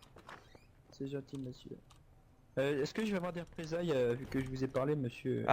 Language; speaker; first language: French; native; French